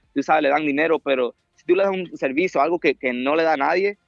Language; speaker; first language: Spanish; early bilingual, heritage; Spanish